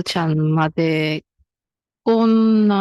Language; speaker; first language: Japanese; non-native, learner; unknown